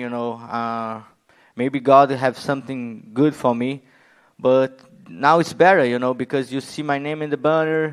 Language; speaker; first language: English; non-native, learner; Portuguese